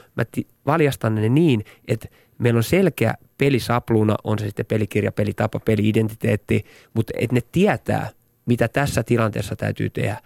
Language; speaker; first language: Finnish; native; Finnish